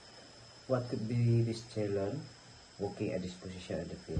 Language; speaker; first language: English; non-native, learner; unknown